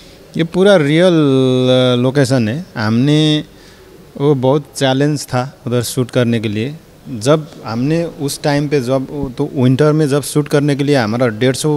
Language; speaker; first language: Hindi; non-native, learner; Nepali